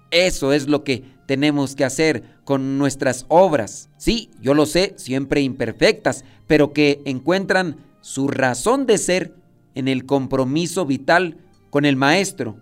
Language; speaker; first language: Spanish; native; Spanish